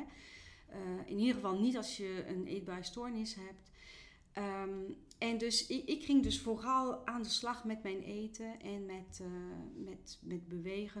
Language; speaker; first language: Dutch; non-native, fluent; French